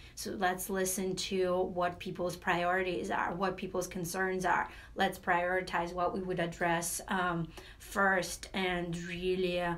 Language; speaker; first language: English; non-native, fluent; Latvian